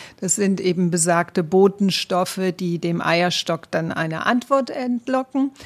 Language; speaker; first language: German; native; German